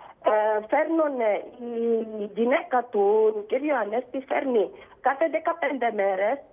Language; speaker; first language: Greek; non-native, learner; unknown